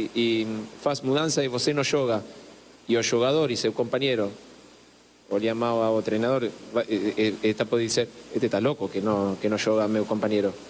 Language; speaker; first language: Portuguese; non-native, learner; Spanish